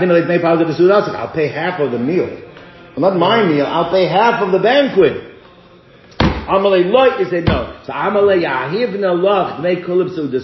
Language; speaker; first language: English; native; English